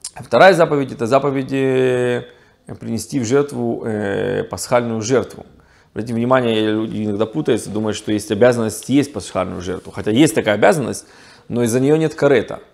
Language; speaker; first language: Russian; early bilingual, heritage; Russian